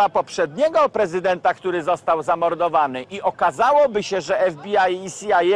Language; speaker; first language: Polish; native; Polish